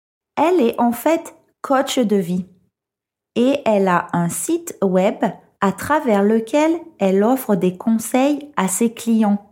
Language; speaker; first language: French; non-native, fluent; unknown